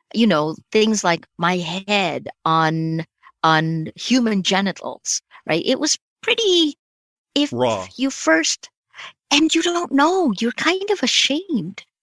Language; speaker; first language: English; early bilingual, other home language; Filipino